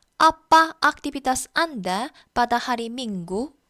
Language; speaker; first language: Indonesian; non-native, fluent; Korean